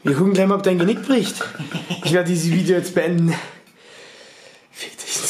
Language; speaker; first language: German; native; German